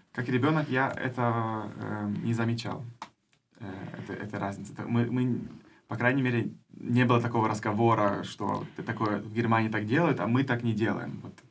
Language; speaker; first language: Russian; early bilingual, heritage; Russian